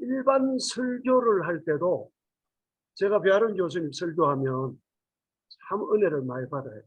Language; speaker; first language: Korean; native; Korean